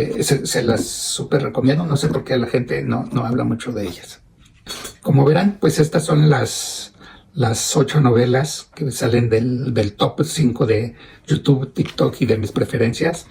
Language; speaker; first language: Spanish; native; Spanish